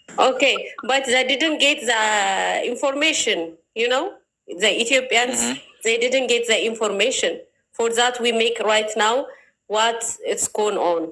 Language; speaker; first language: English; non-native, learner; Amharic